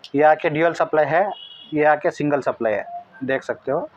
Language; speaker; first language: Hindi; non-native, local second language; Telugu